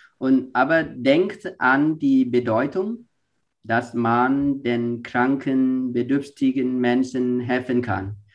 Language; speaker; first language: German; non-native, learner; Vietnamese